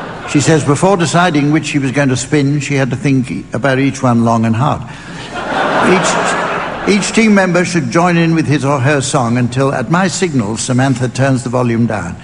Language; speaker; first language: English; native; English